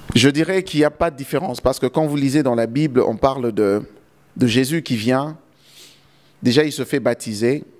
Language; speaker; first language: French; non-native, local second language; Lingala